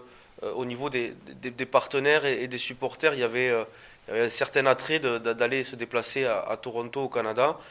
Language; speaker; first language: French; native; French